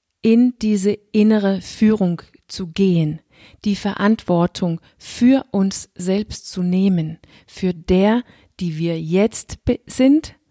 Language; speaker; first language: German; non-native, fluent; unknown